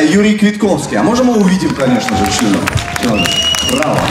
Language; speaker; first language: Russian; native; Russian